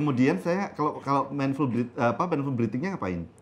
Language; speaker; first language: Indonesian; native; Indonesian